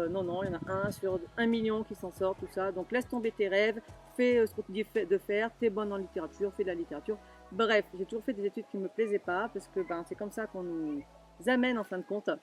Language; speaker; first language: French; native; French